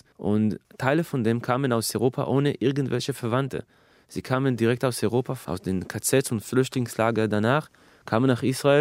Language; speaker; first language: German; non-native, fluent; Hebrew